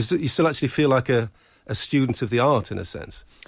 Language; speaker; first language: English; native; English